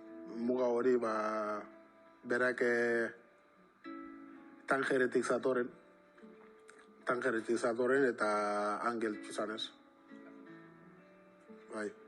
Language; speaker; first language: Basque; native; Basque